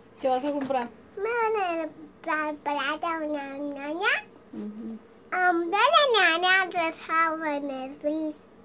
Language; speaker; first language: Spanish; early bilingual, heritage; Spanish